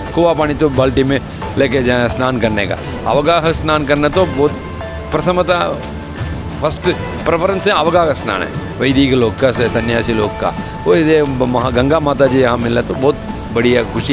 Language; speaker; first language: Hindi; non-native, local second language; Tamil